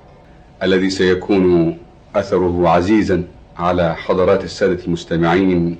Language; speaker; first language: Arabic; native; Arabic